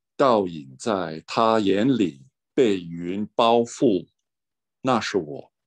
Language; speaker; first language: Chinese; non-native, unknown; English